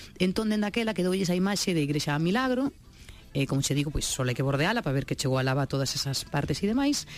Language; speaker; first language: Galician; non-native, local second language; Spanish